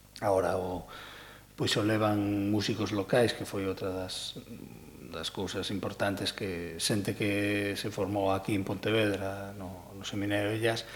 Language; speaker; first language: Galician; native; Galician